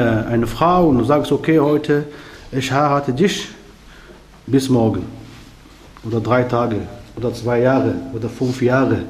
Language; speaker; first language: German; non-native, learner; Arabic